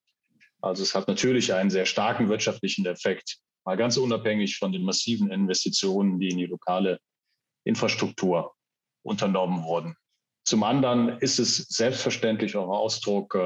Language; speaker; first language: German; native; German